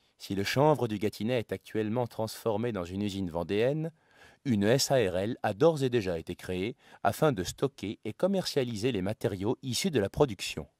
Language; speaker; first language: French; native; French